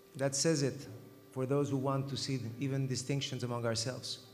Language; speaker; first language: English; non-native, fluent; Spanish